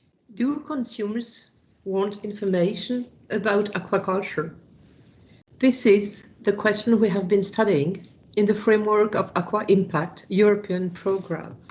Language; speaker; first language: English; non-native, fluent; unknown